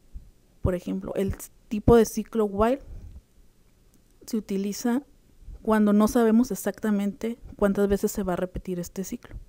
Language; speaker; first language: Spanish; native; Spanish